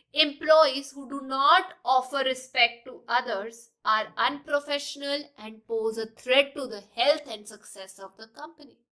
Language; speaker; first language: English; non-native, local second language; Punjabi